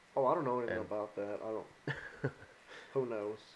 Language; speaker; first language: English; native; English